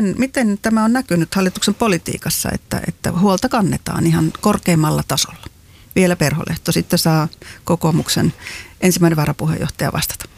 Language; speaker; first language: Finnish; native; Finnish